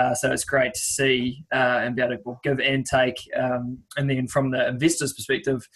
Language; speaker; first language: English; native; English